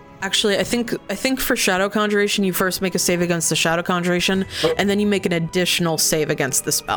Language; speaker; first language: English; native; English